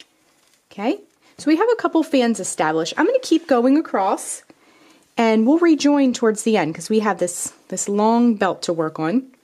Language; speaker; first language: English; native; English